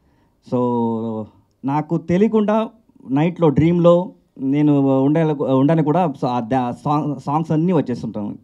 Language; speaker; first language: Telugu; non-native, learner; Kannada